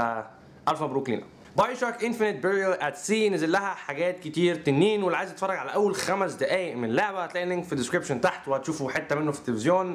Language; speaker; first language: Arabic; native; Arabic